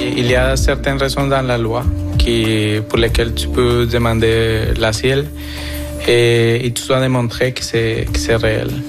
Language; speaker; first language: French; non-native, fluent; Spanish